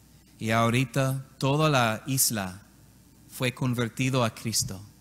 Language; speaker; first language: Spanish; non-native, learner; English